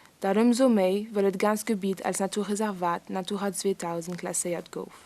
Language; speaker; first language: Luxembourgish; non-native, learner; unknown